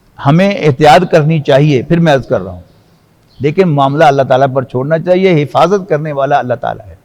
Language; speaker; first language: Urdu; non-native, local second language; Punjabi